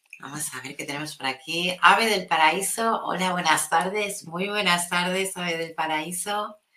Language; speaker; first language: Spanish; non-native, local second language; Catalan